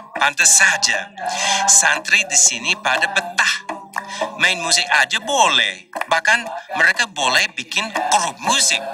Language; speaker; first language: Indonesian; non-native, fluent; English